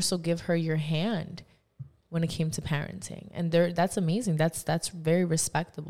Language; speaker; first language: English; non-native, fluent; Spanish